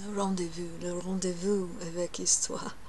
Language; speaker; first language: French; non-native, learner; English